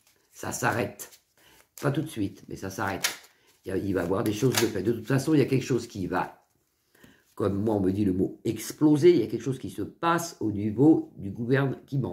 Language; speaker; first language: French; native; French